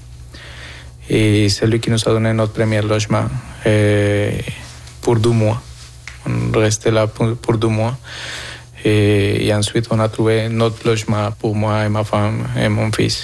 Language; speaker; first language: French; non-native, fluent; Spanish